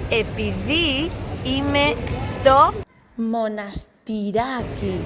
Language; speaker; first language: Greek; non-native, learner; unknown